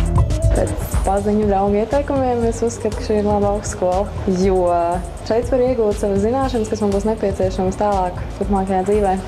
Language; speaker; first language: Latvian; native; Latvian